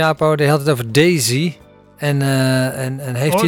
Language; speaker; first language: Dutch; native; Dutch